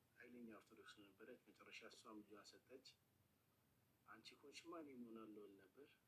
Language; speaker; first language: Amharic; non-native, local second language; Oromo